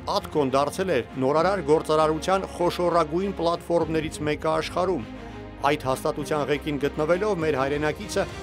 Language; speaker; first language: Armenian; native; Armenian